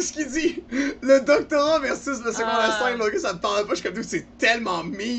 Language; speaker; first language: French; native; French